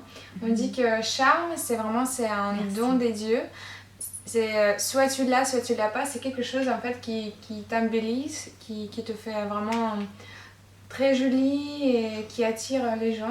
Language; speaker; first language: French; non-native, fluent; Russian